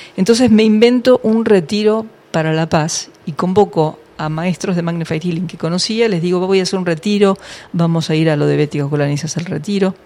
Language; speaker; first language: Spanish; early bilingual, other home language; English